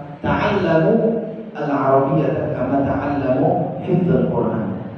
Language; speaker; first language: Arabic; non-native, fluent; Indonesian